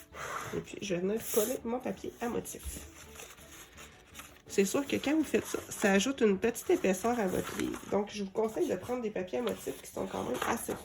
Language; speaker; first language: French; native; French